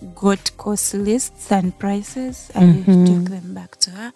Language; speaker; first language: English; non-native, local second language; Ganda